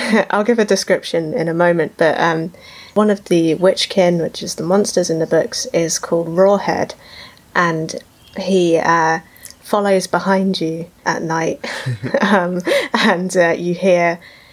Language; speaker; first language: English; native; English